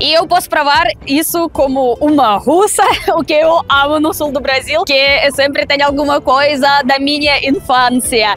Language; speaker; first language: Portuguese; non-native, fluent; Russian